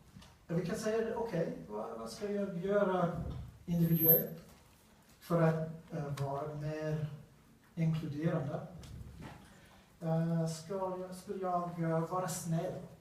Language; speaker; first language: Swedish; non-native, learner; English